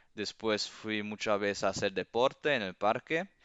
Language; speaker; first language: Spanish; early bilingual, heritage; Spanish